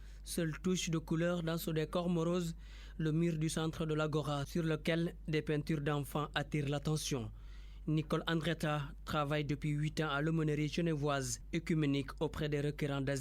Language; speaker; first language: French; native; French